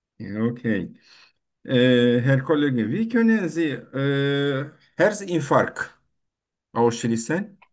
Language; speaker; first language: German; non-native, learner; Turkish